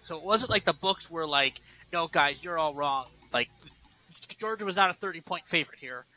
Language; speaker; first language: English; native; English